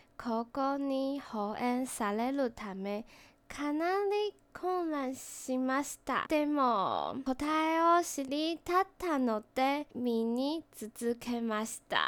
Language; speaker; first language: Japanese; non-native, learner; Chinese